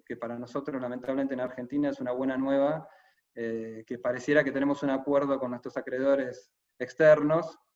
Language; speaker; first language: Spanish; native; Spanish